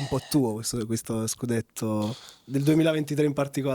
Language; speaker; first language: Italian; native; Italian